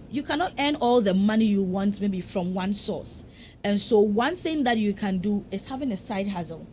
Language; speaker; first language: English; non-native, local second language; Akan